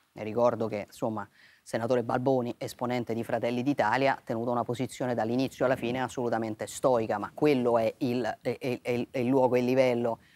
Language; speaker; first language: Italian; native; Italian